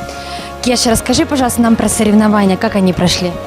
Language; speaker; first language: Russian; native; Russian